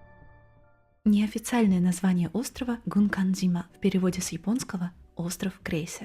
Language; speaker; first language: Russian; native; Russian